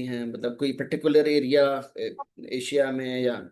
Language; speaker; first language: Hindi; native; Hindi